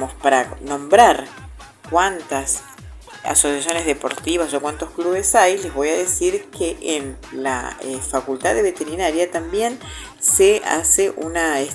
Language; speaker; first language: Spanish; native; Spanish